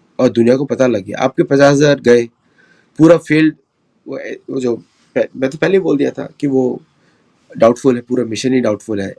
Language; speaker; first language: Hindi; native; Hindi